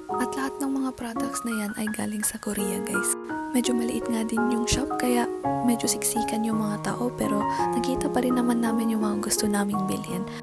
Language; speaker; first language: Filipino; non-native, local second language; Iloko